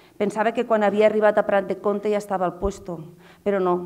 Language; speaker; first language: Catalan; native; Catalan